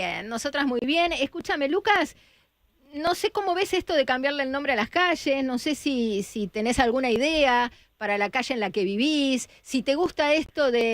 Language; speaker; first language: Spanish; native; Spanish